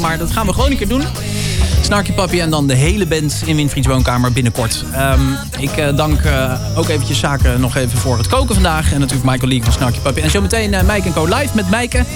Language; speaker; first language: Dutch; native; Dutch